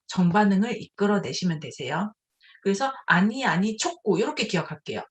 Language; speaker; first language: Korean; native; Korean